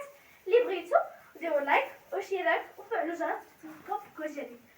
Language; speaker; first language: Arabic; native; Arabic